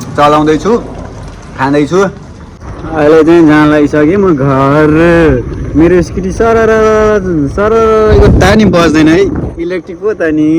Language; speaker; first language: Nepali; non-native, local second language; Rana Tharu